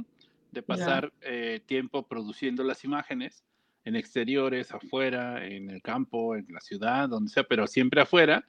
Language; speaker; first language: Spanish; native; Spanish